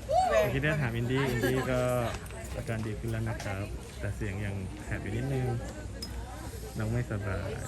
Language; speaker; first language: Thai; native; Thai